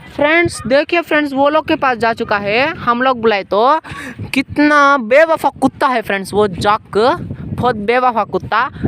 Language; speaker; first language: Hindi; non-native, local second language; Urdu